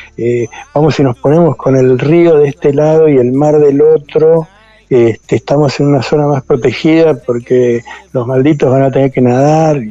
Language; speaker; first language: Spanish; native; Spanish